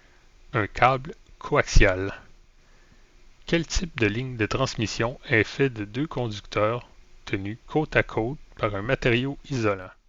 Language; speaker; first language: French; native; French